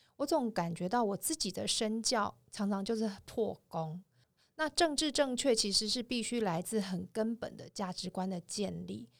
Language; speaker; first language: Chinese; native; Chinese